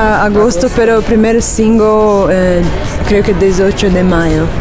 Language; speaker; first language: Spanish; non-native, learner; Portuguese